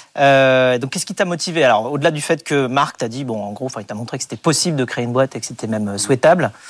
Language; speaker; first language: French; native; French